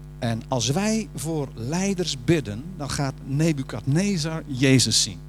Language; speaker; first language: Dutch; native; Dutch